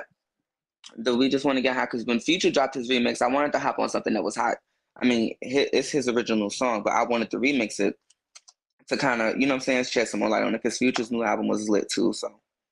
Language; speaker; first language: English; native; English